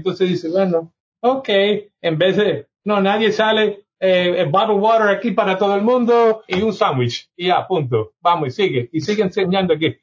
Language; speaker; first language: Spanish; native; Spanish